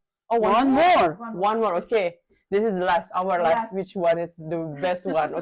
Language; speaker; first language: English; non-native, learner; Indonesian